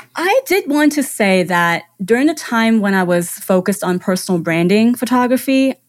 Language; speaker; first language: English; non-native, fluent; German